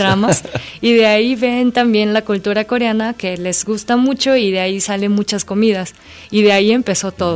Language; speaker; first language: Spanish; non-native, fluent; Korean